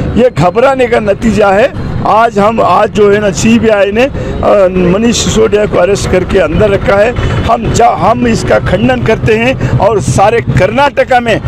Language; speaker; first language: Hindi; non-native, local second language; Urdu